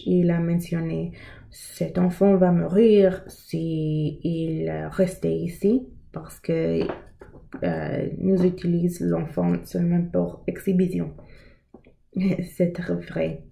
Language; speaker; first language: French; non-native, learner; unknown